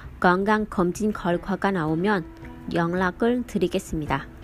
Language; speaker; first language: Korean; non-native, fluent; Vietnamese